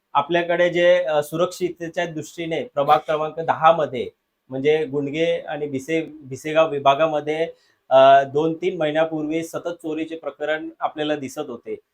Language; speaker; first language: Marathi; non-native, local second language; Hindi